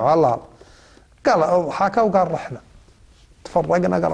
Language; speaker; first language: Arabic; native; Arabic